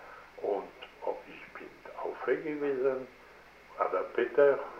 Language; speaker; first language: German; non-native, learner; French